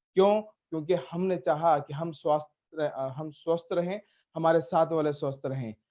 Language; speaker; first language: Hindi; native; Hindi